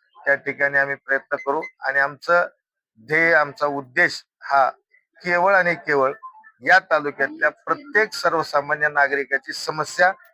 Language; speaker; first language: Marathi; native; Marathi